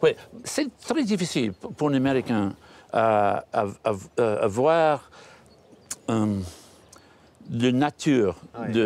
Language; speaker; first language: French; non-native, learner; English